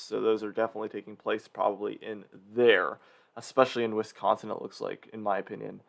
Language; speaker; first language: English; native; English